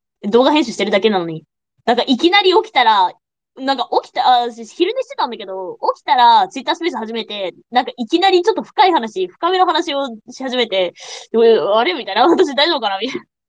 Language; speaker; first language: Japanese; non-native, fluent; English